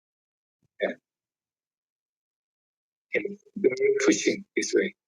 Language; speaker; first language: English; non-native, learner; Korean